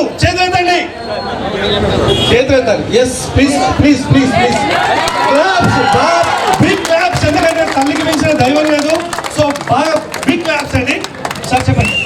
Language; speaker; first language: Telugu; native; Telugu